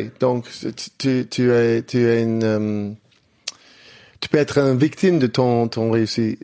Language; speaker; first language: French; non-native, learner; English